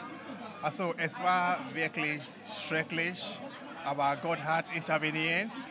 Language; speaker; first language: German; non-native, fluent; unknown